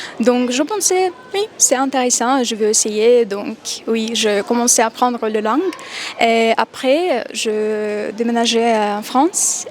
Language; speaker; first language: French; non-native, fluent; Russian